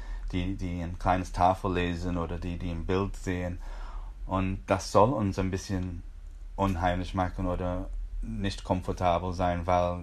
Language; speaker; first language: German; non-native, fluent; English